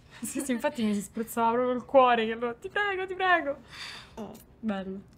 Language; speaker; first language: Italian; native; Italian